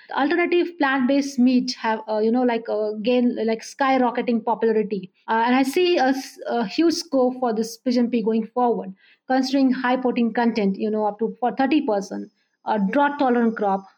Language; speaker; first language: English; non-native, local second language; Marathi